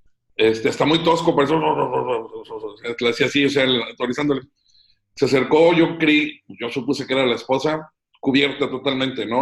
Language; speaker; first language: Spanish; native; Spanish